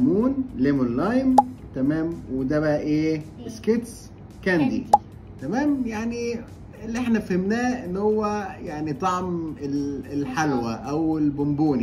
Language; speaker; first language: Arabic; native; Arabic